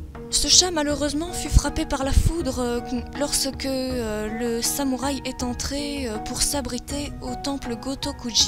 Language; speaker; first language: French; native; French